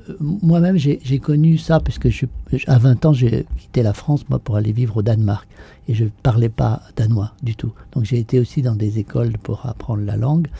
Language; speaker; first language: French; native; French